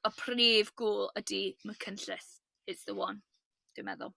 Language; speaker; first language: Welsh; non-native, local second language; English